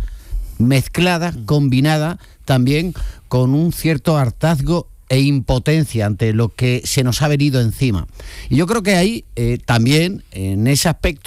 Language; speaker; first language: Spanish; native; Spanish